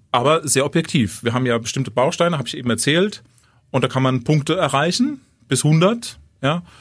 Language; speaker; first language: German; native; German